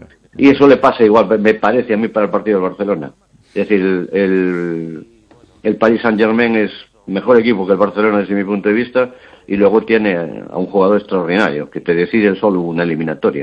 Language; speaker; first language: Spanish; native; Spanish